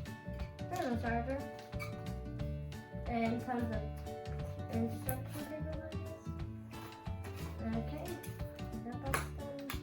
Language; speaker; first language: English; native; English